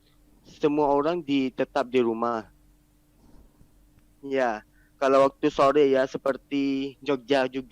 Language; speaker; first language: Indonesian; non-native, learner; Malay